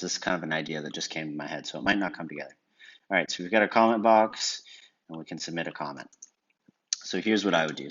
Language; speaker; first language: English; native; English